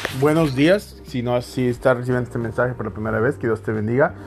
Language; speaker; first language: Spanish; native; Spanish